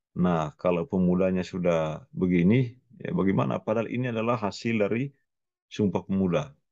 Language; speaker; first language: Indonesian; non-native, local second language; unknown